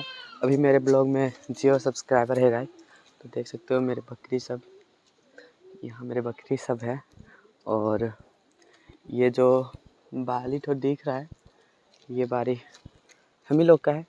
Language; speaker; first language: Hindi; non-native, local second language; Magahi